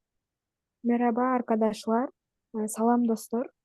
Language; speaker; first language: Turkish; non-native, learner; Kyrgyz